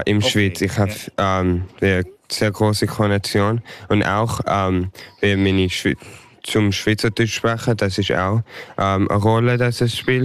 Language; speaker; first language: German; early bilingual, heritage; English